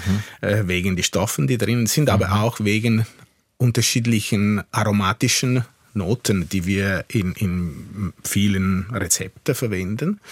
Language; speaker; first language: German; non-native, fluent; Italian